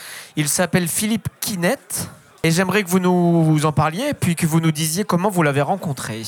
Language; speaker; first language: French; native; French